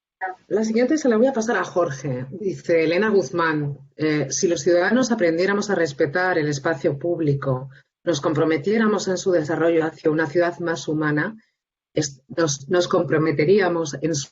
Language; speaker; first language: Spanish; native; Spanish